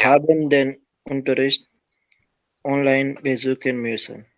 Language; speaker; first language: German; non-native, learner; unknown